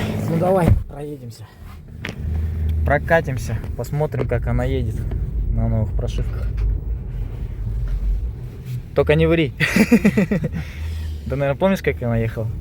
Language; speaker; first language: Russian; native; Russian